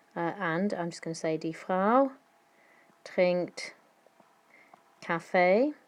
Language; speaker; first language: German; non-native, fluent; English